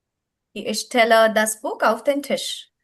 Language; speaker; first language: German; non-native, fluent; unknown